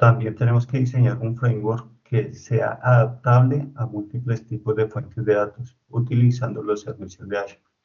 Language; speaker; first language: Spanish; native; Spanish